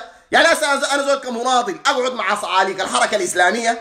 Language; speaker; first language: Arabic; native; Arabic